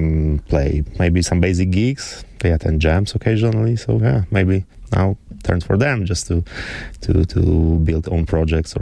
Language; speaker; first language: English; non-native, fluent; Polish